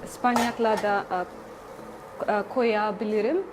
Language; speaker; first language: Turkish; non-native, learner; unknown